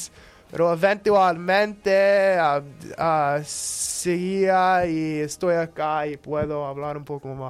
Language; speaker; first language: Spanish; non-native, learner; English